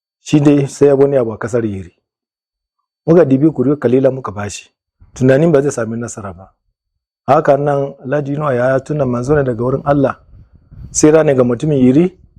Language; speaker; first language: Hausa; non-native, local second language; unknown